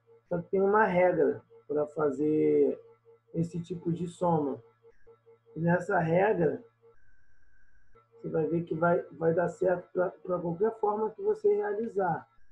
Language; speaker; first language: Portuguese; native; Portuguese